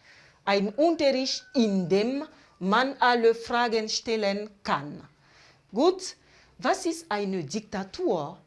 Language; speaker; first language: German; non-native, fluent; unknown